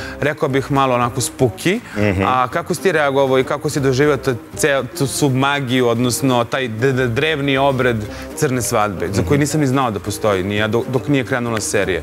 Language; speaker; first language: Serbian; native; Serbian